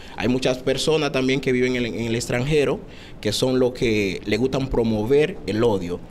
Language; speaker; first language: Spanish; non-native, fluent; Haitian Creole